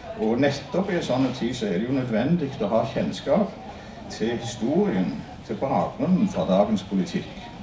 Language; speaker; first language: Norwegian; native; Norwegian